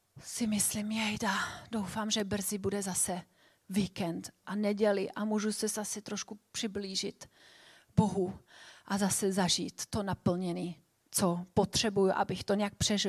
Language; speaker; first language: Czech; non-native, fluent; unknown